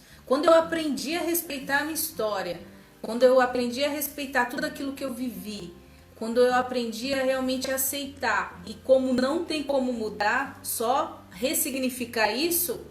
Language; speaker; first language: Portuguese; native; Portuguese